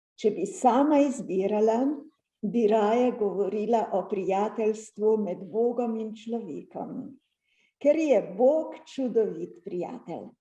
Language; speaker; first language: Slovenian; native; Slovenian